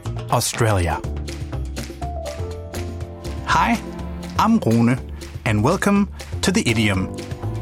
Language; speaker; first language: English; non-native, fluent; Danish